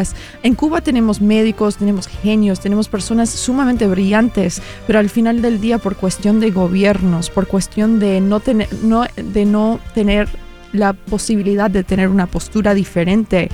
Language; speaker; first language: Spanish; early bilingual, heritage; Spanish